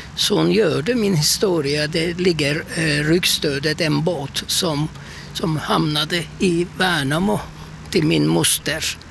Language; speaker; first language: Swedish; non-native, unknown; Turkish